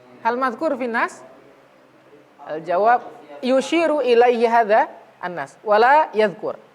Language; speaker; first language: Arabic; non-native, fluent; Indonesian